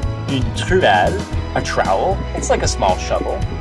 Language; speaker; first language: English; native; English